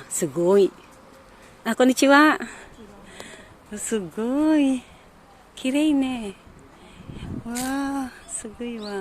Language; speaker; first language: Japanese; non-native, learner; Filipino